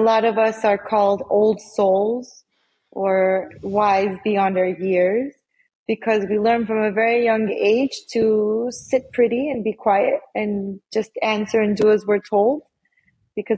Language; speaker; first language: English; early bilingual, other home language; Spanish